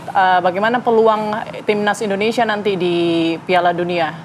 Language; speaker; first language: Indonesian; native; Indonesian